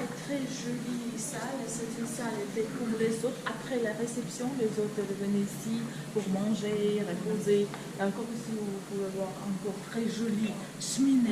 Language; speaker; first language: French; non-native, learner; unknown